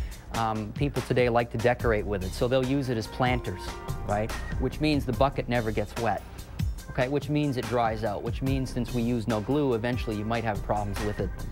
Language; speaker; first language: English; native; English